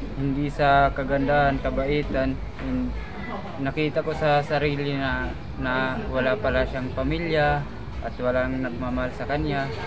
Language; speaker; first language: Filipino; non-native, local second language; Waray